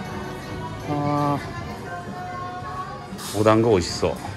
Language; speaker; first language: Japanese; native; Japanese